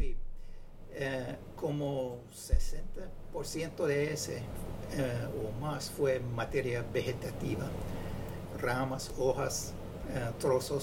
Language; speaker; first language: Spanish; non-native, fluent; English